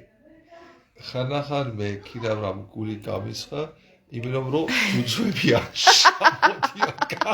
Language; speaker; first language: Georgian; early bilingual, heritage; Georgian